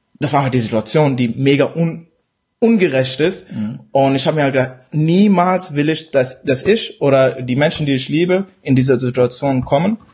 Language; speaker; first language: German; early bilingual, other home language; Urdu